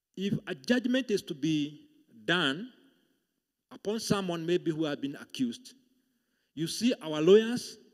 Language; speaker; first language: English; non-native, local second language; Swahili